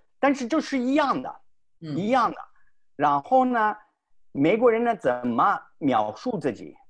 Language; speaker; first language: Chinese; non-native, fluent; Italian